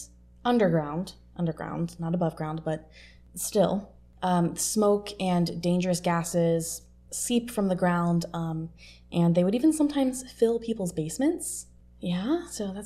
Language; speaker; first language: English; native; English